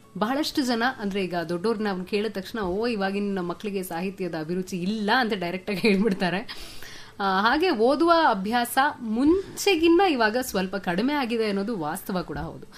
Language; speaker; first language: Kannada; native; Kannada